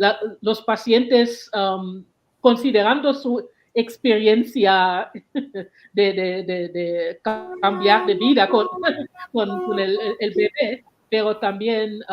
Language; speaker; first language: Spanish; non-native, learner; English